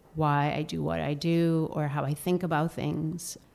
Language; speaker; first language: English; non-native, fluent; Spanish